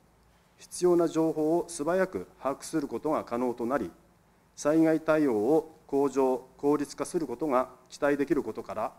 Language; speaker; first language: Japanese; native; Japanese